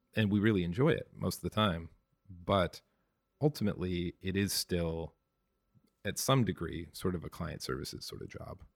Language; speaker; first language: English; native; English